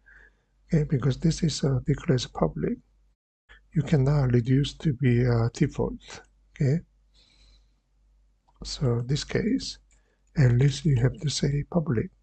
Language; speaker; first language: English; non-native, fluent; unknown